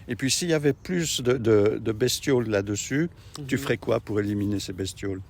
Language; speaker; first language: French; native; French